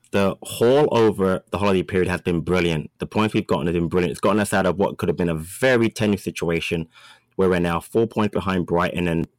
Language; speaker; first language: English; native; English